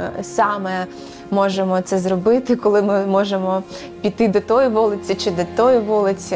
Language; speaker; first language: Ukrainian; native; Ukrainian